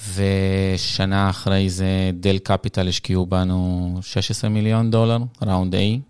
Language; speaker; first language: Hebrew; early bilingual, other home language; Russian